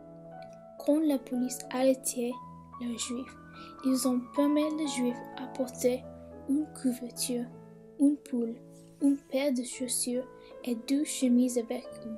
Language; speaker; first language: French; non-native, learner; English